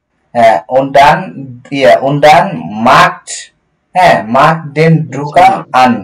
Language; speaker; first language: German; non-native, learner; Bangla